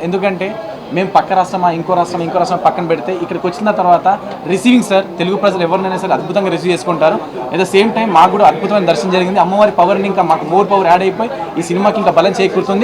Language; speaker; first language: Telugu; native; Telugu